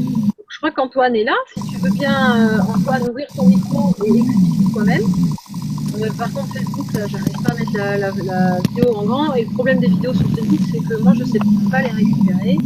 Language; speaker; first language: French; native; French